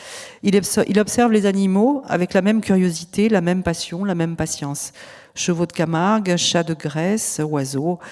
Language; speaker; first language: French; native; French